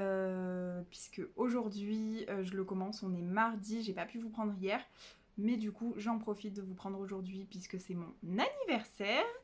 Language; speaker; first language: French; native; French